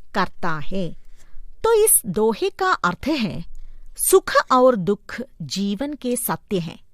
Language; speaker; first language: Hindi; non-native, local second language; Malayalam